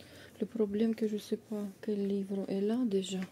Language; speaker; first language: French; non-native, fluent; Russian